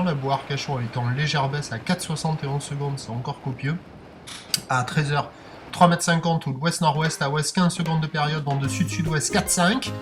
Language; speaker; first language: French; native; French